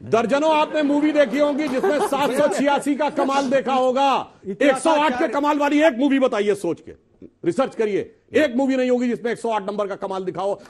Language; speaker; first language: Hindi; native; Hindi